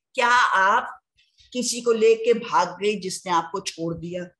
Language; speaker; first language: Hindi; native; Hindi